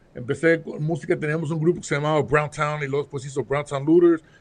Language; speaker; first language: Spanish; early bilingual, heritage; Spanish